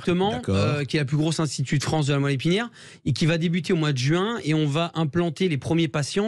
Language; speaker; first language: French; native; French